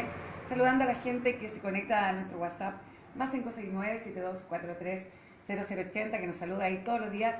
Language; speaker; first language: Spanish; native; Spanish